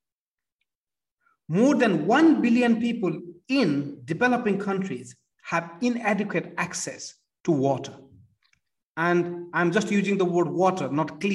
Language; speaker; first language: English; non-native, local second language; Nepali